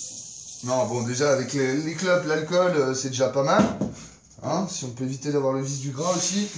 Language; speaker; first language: French; native; French